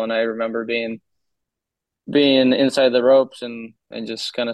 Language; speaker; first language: English; non-native, fluent; Spanish